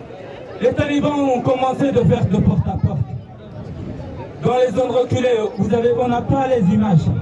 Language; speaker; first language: French; non-native, fluent; Persian